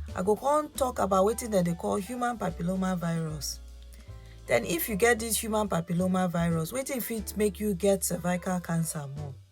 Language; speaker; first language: Nigerian Pidgin; non-native, local second language; Yoruba